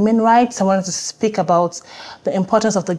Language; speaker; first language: English; non-native, local second language; Yoruba